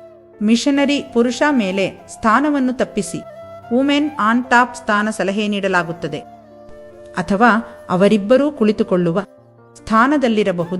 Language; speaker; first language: Kannada; native; Kannada